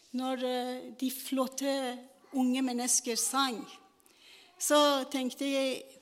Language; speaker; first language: Norwegian; non-native, fluent; Persian